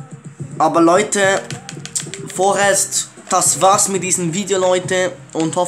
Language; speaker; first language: German; early bilingual, other home language; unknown